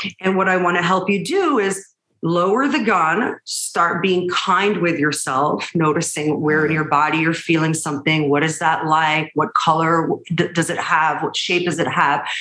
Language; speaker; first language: English; early bilingual, other home language; Hebrew